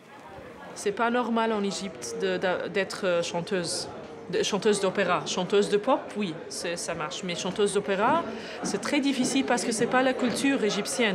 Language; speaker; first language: French; non-native, fluent; Arabic